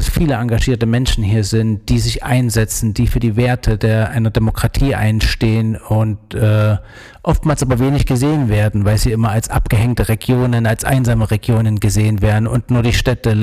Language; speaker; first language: German; native; German